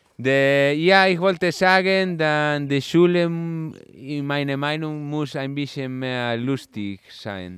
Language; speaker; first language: German; non-native, learner; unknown